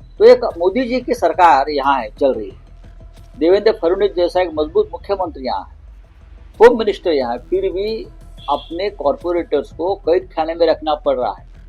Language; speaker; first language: Hindi; non-native, local second language; Marathi